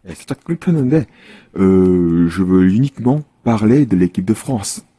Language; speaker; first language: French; non-native, fluent; Korean